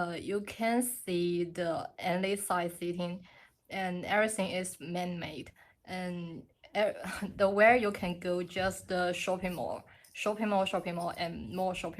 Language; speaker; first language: English; non-native, learner; Chinese